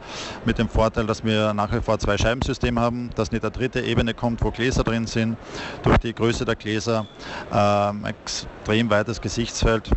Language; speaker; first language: German; native; German